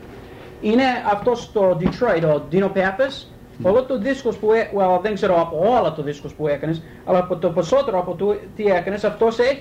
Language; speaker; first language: Greek; early bilingual, heritage; Greek